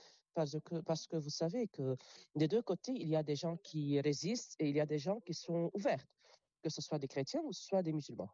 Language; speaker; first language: French; non-native, local second language; Arabic